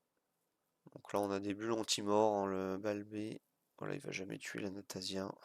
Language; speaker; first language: French; native; French